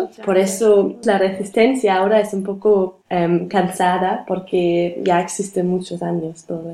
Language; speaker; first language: Spanish; non-native, learner; German